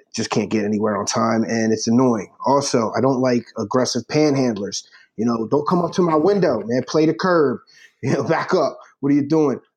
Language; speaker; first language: English; native; English